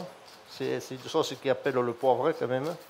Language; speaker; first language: French; native; French